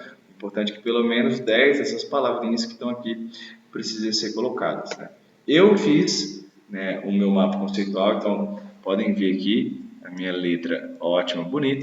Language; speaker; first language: Portuguese; native; Portuguese